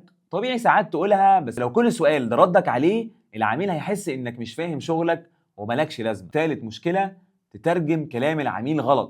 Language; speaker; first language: Arabic; native; Arabic